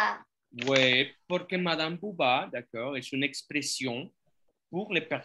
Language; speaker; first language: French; non-native, fluent; Spanish